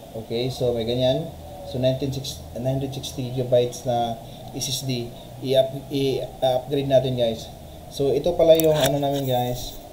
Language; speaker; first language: Filipino; non-native, local second language; Cebuano